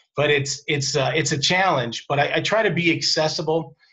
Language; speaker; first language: English; native; English